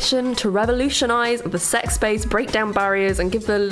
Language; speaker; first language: English; native; English